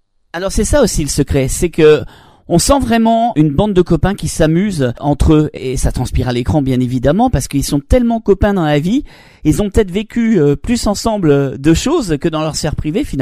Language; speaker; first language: French; native; French